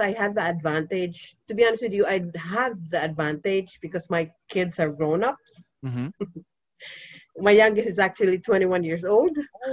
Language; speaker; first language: English; non-native, local second language; Cebuano